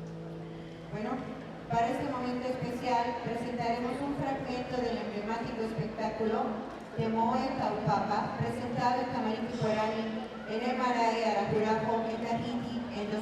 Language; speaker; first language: Spanish; native; Spanish